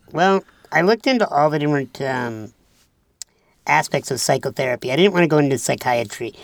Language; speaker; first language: English; native; English